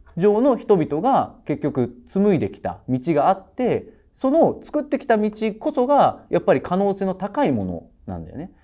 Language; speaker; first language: Japanese; native; Japanese